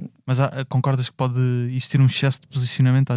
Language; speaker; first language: Portuguese; native; Portuguese